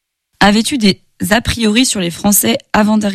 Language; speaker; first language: French; native; French